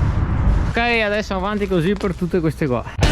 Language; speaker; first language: Italian; native; Italian